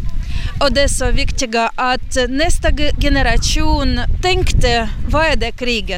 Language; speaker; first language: Swedish; non-native, learner; Ukrainian